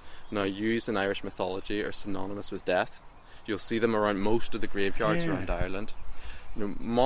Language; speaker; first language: English; native; English